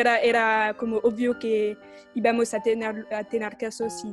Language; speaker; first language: Spanish; non-native, fluent; French